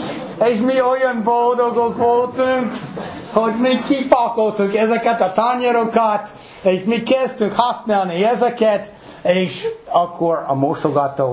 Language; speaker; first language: Hungarian; early bilingual, heritage; English